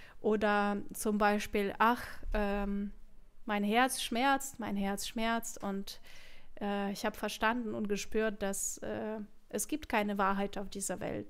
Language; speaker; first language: German; non-native, fluent; Russian